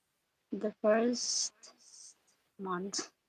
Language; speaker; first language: English; non-native, local second language; Filipino